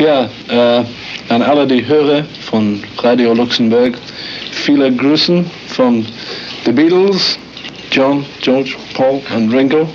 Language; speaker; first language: German; non-native, learner; English